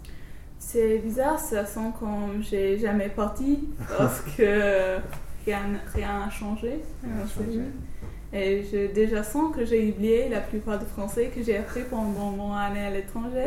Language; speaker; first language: French; non-native, fluent; English